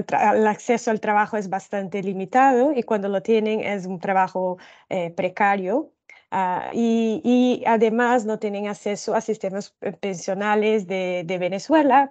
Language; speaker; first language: Spanish; non-native, fluent; Portuguese